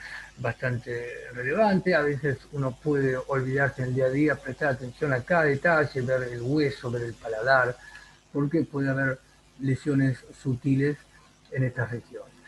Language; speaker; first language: Spanish; native; Spanish